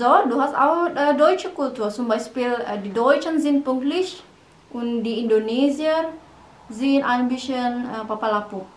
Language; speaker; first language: German; non-native, learner; Indonesian